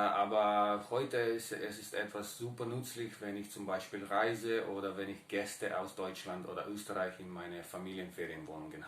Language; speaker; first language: German; non-native, fluent; Croatian